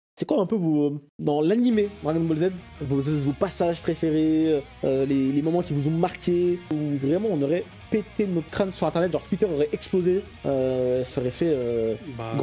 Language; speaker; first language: French; native; French